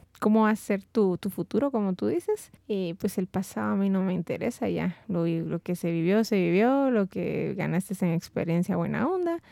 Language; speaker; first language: Spanish; native; Spanish